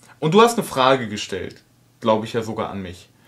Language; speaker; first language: German; native; German